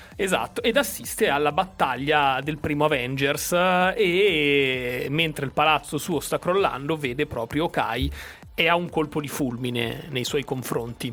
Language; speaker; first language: Italian; native; Italian